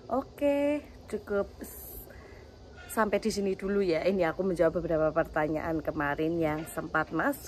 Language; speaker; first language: Indonesian; native; Indonesian